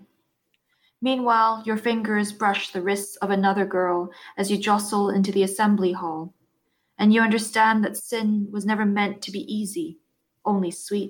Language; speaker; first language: English; non-native, local second language; Cantonese